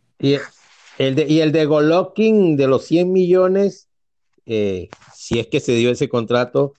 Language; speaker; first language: Spanish; native; Spanish